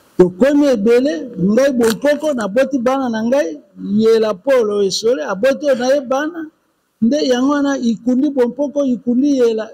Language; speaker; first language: Lingala; non-native, local second language; Mongo